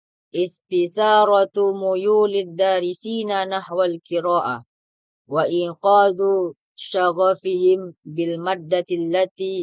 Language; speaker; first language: Arabic; non-native, learner; Indonesian